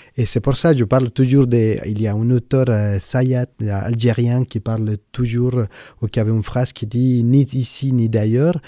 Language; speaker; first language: French; non-native, fluent; Spanish